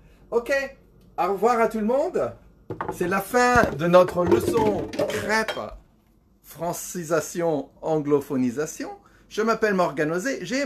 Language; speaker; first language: French; native; French